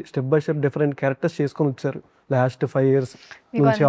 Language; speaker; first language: Telugu; native; Telugu